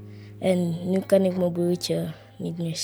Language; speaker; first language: Dutch; early bilingual, other home language; Spanish